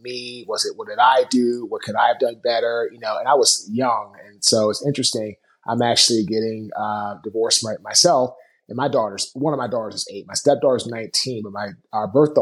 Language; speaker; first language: English; native; English